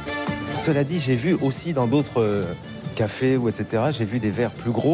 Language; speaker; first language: French; native; French